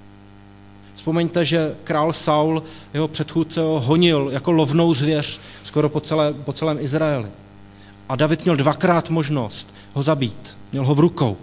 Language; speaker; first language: Czech; native; Czech